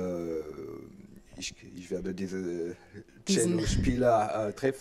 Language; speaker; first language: German; non-native, learner; French